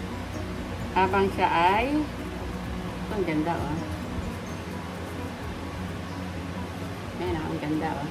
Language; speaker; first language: Filipino; native; Filipino